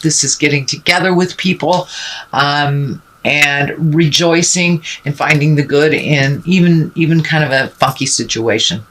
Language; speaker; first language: English; native; English